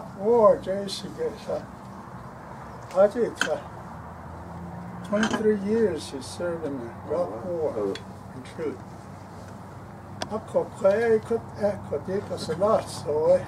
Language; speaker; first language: English; non-native, local second language; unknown